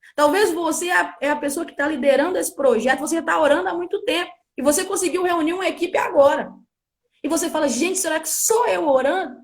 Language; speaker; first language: Portuguese; native; Portuguese